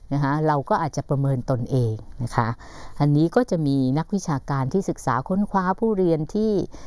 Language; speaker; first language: Thai; native; Thai